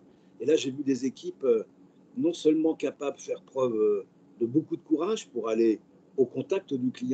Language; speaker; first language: French; native; French